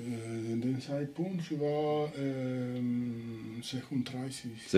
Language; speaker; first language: German; non-native, learner; Spanish